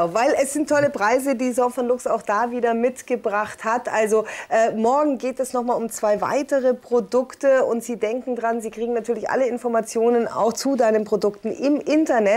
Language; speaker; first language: German; native; German